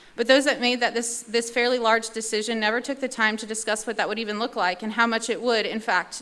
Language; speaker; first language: English; native; English